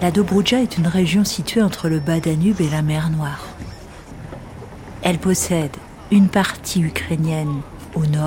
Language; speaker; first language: French; native; French